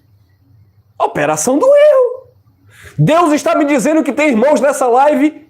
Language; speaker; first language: Portuguese; native; Portuguese